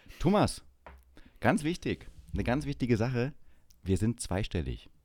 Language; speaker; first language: German; native; German